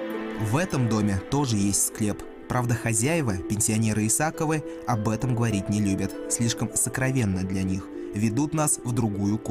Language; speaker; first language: Russian; native; Russian